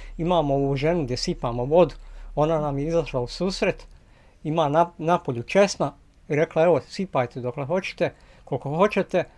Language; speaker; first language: Croatian; native; Croatian